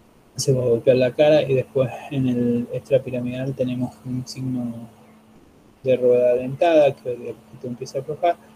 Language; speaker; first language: Spanish; native; Spanish